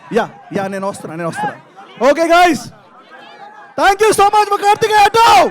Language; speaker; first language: Telugu; native; Telugu